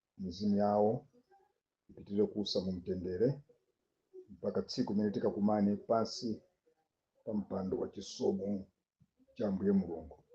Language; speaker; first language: Nyanja; native; Nyanja